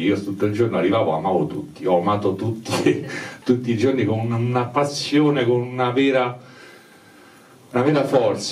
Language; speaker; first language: Italian; native; Italian